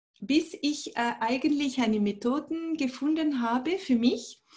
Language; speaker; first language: German; non-native, fluent; French